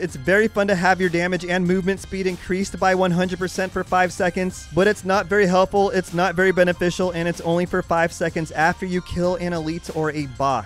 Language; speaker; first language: English; native; English